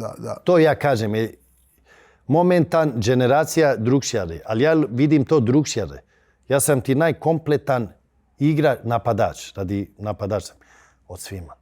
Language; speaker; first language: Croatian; early bilingual, heritage; Bosnian